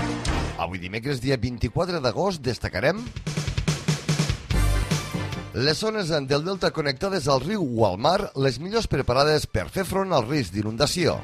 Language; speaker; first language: Catalan; native; Catalan